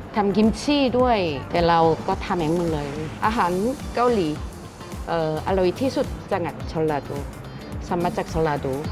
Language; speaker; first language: Thai; non-native, learner; Korean